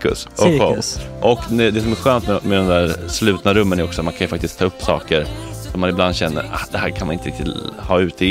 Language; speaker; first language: Swedish; native; Swedish